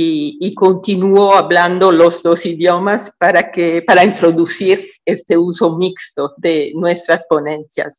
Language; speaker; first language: Spanish; non-native, fluent; Italian